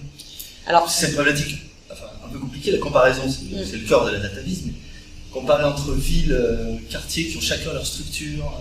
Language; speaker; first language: French; native; French